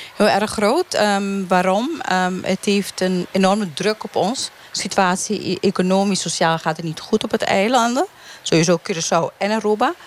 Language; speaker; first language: Dutch; non-native, local second language; Papiamento